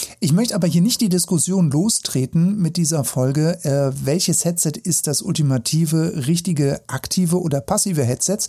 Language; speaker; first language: German; native; German